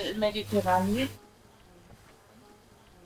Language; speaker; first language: German; non-native, learner; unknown